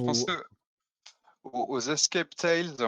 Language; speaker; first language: French; native; French